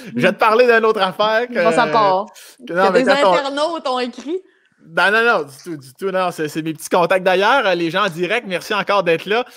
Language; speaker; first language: French; native; French